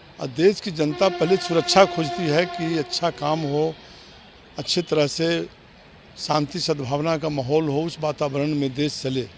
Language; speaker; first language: Hindi; native; Hindi